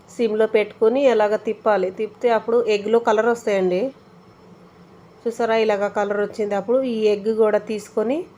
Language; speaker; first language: Telugu; native; Telugu